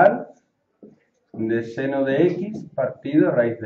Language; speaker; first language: Spanish; native; Spanish